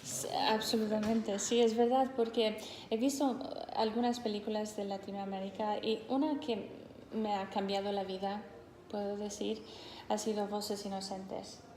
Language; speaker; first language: Spanish; non-native, fluent; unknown